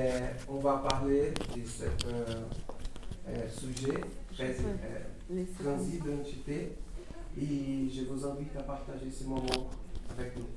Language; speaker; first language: French; non-native, learner; Portuguese